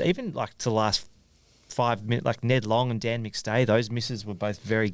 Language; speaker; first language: English; native; English